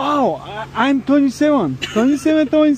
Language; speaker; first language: English; non-native, learner; Tajik